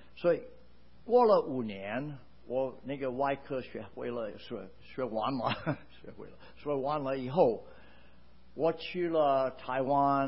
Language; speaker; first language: Chinese; non-native, fluent; English